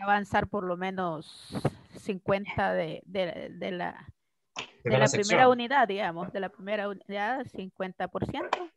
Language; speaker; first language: Spanish; native; Spanish